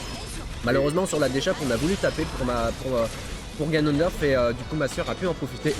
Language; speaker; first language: French; native; French